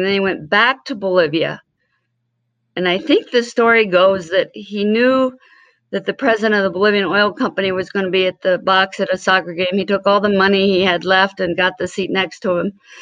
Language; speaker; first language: English; early bilingual, other home language; Spanish